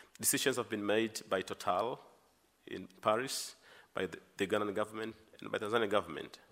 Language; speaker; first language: English; non-native, local second language; Swahili